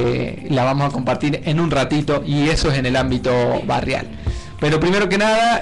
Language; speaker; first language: Spanish; native; Spanish